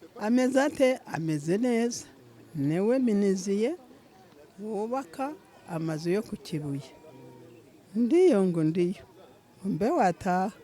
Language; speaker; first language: Kinyarwanda; native; Kinyarwanda